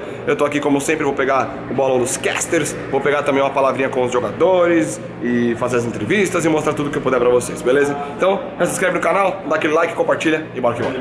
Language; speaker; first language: Portuguese; native; Portuguese